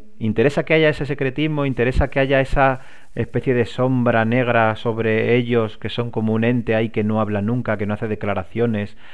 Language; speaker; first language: Spanish; native; Spanish